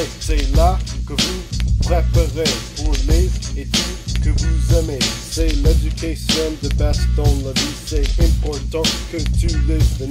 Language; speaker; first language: French; non-native, learner; English